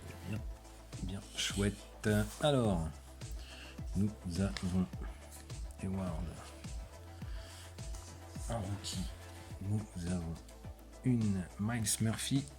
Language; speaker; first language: French; native; French